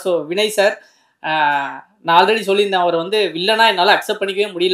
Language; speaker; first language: Tamil; native; Tamil